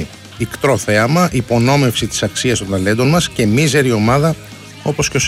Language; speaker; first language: Greek; native; Greek